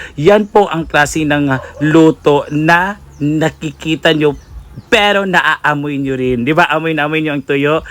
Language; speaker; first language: Filipino; non-native, local second language; Cebuano